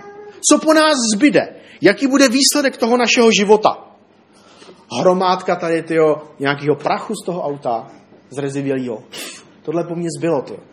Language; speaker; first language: Czech; native; Czech